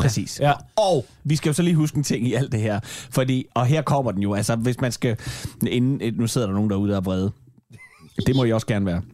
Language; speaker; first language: Danish; native; Danish